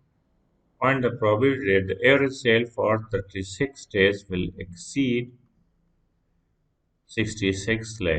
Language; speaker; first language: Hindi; non-native, local second language; Punjabi